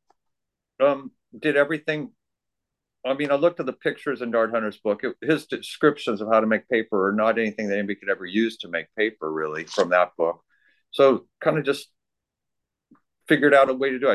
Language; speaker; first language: English; native; English